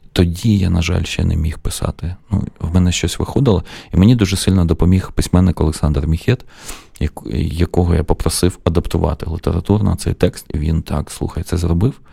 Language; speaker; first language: Ukrainian; non-native, local second language; Russian